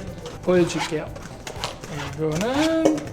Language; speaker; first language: Korean; early bilingual, heritage; Korean